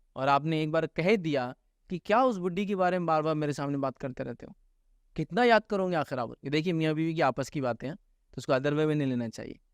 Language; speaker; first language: Urdu; native; Urdu